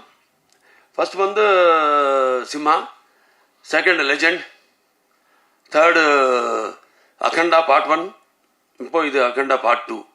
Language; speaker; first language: Tamil; non-native, learner; Telugu